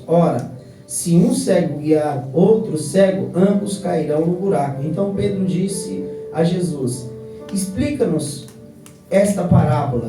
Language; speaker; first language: Portuguese; native; Portuguese